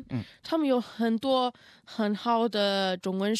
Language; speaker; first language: Chinese; non-native, learner; Russian